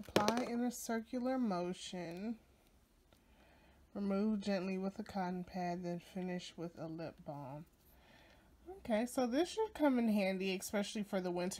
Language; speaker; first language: English; native; English